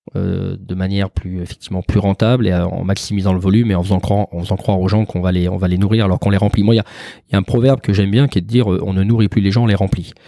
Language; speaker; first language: French; native; French